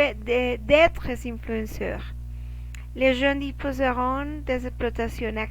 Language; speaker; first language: French; non-native, learner; Spanish